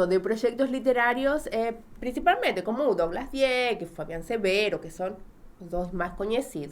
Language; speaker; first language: Portuguese; non-native, fluent; Spanish